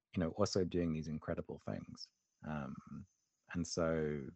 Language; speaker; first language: English; native; English